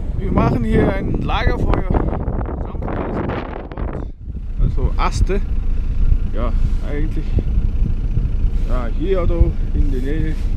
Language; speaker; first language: German; non-native, learner; Mongolian